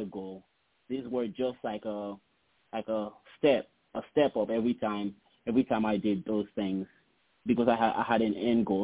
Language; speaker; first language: English; non-native, fluent; Haitian Creole